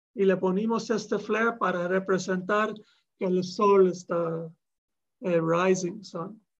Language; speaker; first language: Spanish; early bilingual, heritage; Spanish